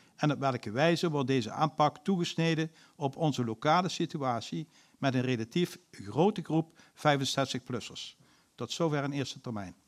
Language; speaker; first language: Dutch; native; Dutch